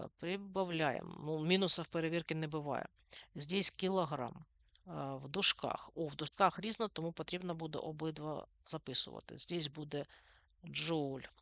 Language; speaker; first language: Ukrainian; non-native, local second language; Russian